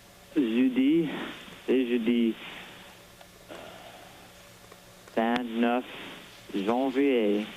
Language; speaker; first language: French; non-native, learner; English